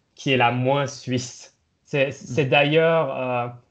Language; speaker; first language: French; non-native, local second language; German